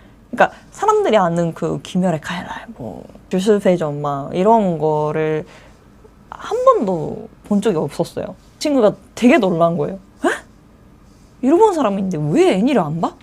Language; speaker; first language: Korean; non-native, fluent; Japanese